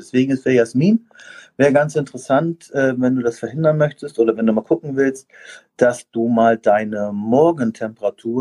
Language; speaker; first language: German; native; German